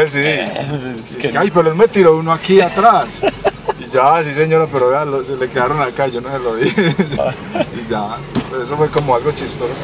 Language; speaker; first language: Spanish; native; Spanish